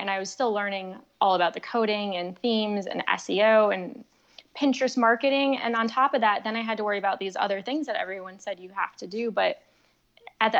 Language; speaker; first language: English; native; English